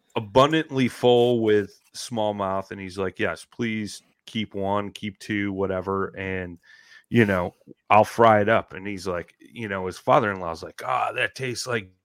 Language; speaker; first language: English; native; English